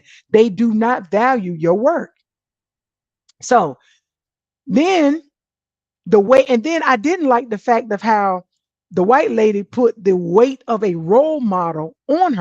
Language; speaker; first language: English; native; English